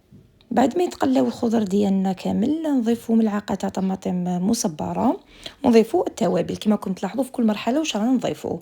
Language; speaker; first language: Arabic; native; Arabic